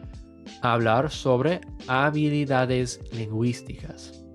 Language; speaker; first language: Spanish; non-native, fluent; English